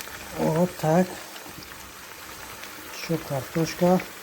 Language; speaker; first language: Russian; non-native, learner; Tajik